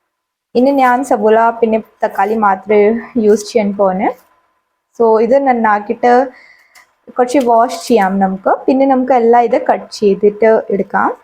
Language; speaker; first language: Malayalam; non-native, local second language; Hindi